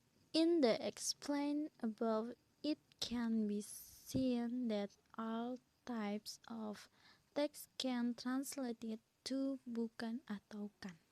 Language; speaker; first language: English; non-native, learner; Indonesian